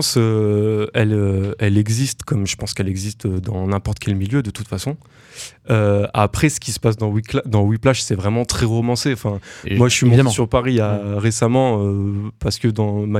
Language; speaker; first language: French; native; French